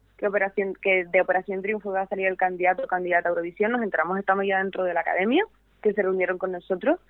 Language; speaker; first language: Spanish; native; Spanish